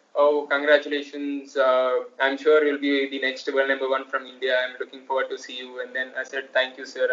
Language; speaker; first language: English; non-native, local second language; Telugu